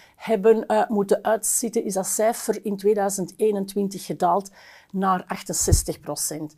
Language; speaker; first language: Dutch; native; Dutch